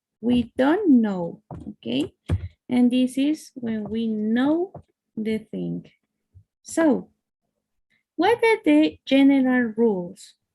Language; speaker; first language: English; non-native, fluent; Spanish